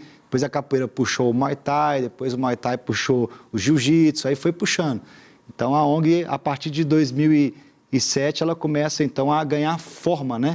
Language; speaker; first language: Portuguese; native; Portuguese